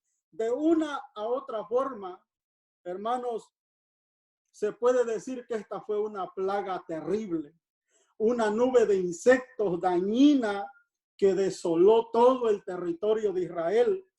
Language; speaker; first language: Spanish; native; Spanish